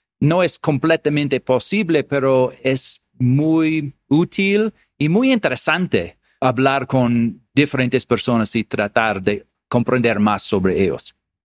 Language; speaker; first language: Spanish; non-native, fluent; English